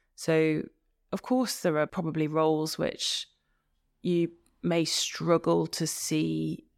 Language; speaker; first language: English; native; English